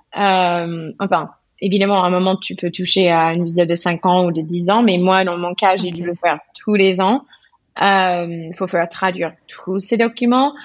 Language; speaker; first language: French; non-native, fluent; English